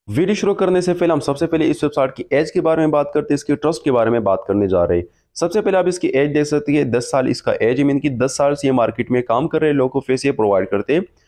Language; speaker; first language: Urdu; non-native, local second language; Pashto